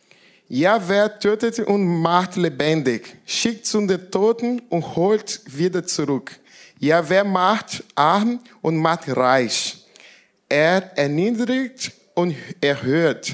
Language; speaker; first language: German; non-native, learner; Portuguese